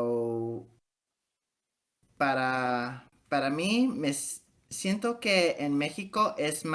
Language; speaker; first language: Spanish; early bilingual, heritage; Spanish